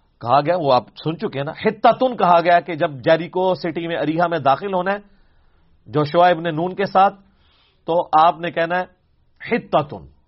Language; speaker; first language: Urdu; non-native, local second language; Punjabi